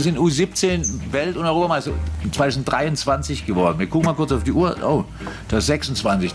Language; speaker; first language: German; native; German